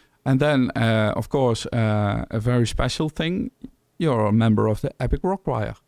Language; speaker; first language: English; non-native, fluent; Dutch